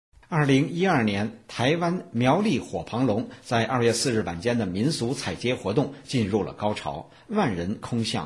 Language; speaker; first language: Chinese; native; Chinese